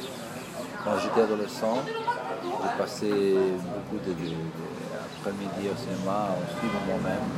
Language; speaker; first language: French; non-native, fluent; Italian